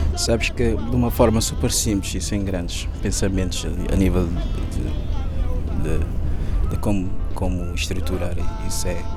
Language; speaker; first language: Portuguese; non-native, local second language; Kabuverdianu